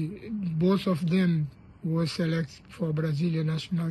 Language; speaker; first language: English; non-native, learner; Portuguese